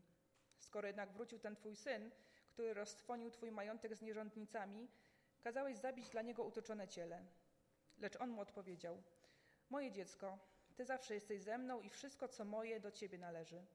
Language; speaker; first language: Polish; native; Polish